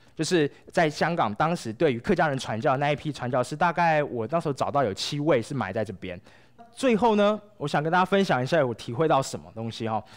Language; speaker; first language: Chinese; native; Chinese